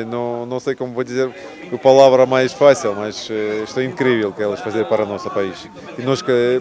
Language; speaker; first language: Portuguese; non-native, learner; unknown